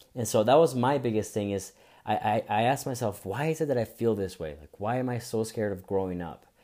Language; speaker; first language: English; early bilingual, other home language; Spanish